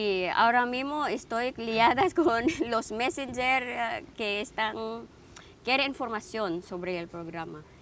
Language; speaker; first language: Spanish; non-native, fluent; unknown